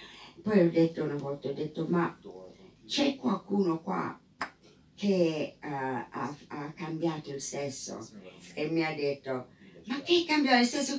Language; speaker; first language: Italian; non-native, fluent; English